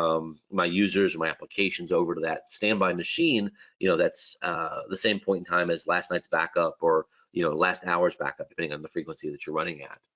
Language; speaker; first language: English; native; English